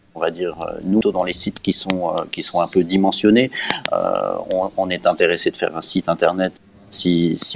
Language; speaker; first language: French; native; French